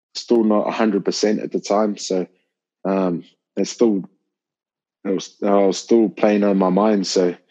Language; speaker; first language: English; native; English